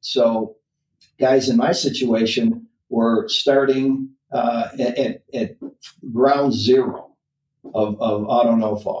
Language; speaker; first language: English; native; English